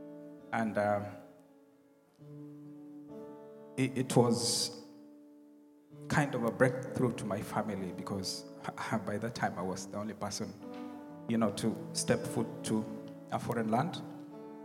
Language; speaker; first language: English; non-native, local second language; Luo (Kenya and Tanzania)